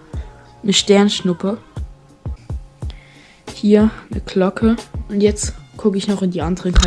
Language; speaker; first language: German; native; German